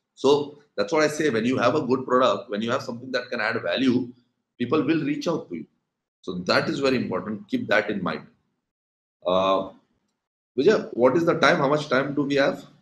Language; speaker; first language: English; non-native, local second language; Konkani